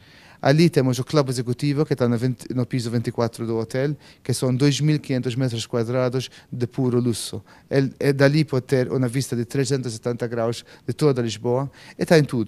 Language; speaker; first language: Portuguese; non-native, fluent; Maltese